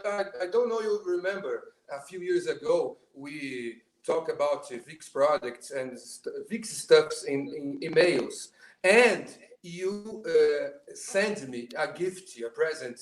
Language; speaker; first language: English; non-native, learner; Portuguese